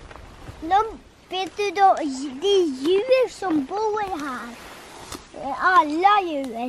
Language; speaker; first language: Swedish; early bilingual, other home language; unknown